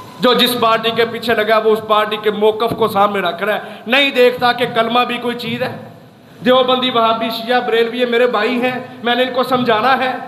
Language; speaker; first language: Urdu; non-native, local second language; Punjabi